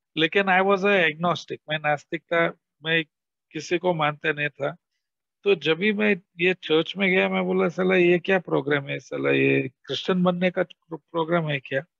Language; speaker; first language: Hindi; non-native, local second language; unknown